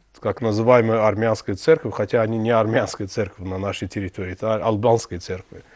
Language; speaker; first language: Russian; non-native, local second language; Azerbaijani